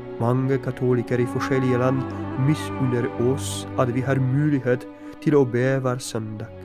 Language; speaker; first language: Norwegian; non-native, fluent; Polish